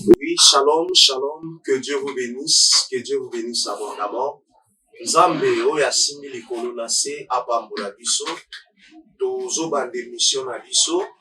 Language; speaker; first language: Lingala; native; Lingala